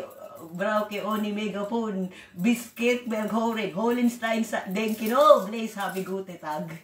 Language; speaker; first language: German; non-native, learner; Waray